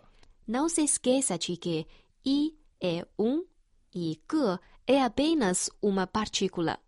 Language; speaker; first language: Portuguese; non-native, fluent; Chinese